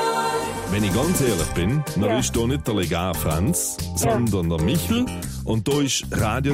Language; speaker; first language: German; native; German